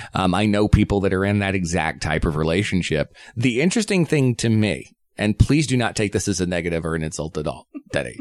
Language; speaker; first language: English; native; English